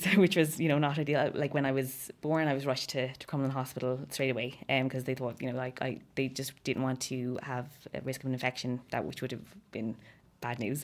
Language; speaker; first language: English; native; English